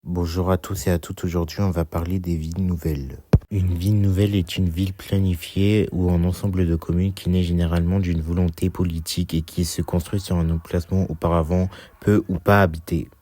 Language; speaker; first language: French; native; French